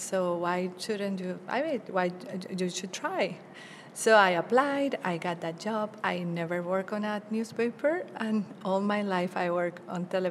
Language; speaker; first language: English; non-native, fluent; Spanish